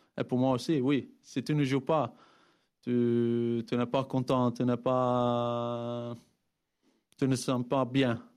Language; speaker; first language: French; non-native, fluent; Dutch